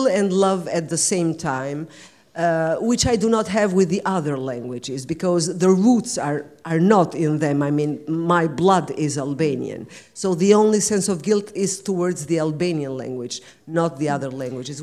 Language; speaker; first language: English; non-native, fluent; Albanian